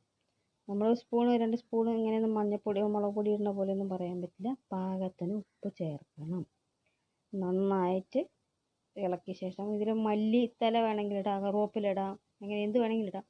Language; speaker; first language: Malayalam; native; Malayalam